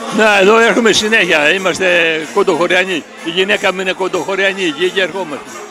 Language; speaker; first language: Greek; native; Greek